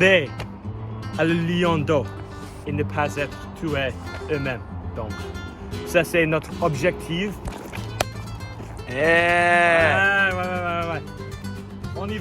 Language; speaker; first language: French; non-native, learner; English